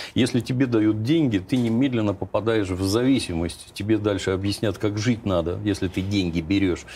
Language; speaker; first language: Russian; native; Russian